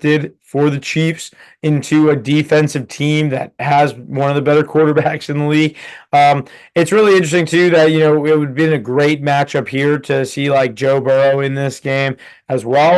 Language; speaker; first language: English; native; English